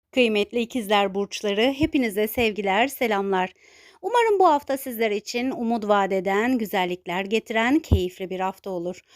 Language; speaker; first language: Turkish; native; Turkish